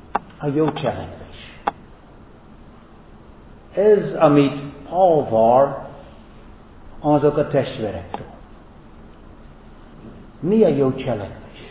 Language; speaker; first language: Hungarian; non-native, fluent; English